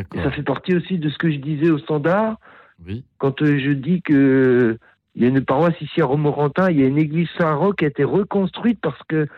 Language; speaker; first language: French; native; French